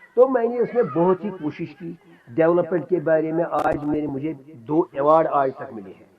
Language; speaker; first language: Urdu; non-native, local second language; Kashmiri